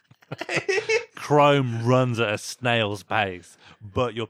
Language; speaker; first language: English; native; English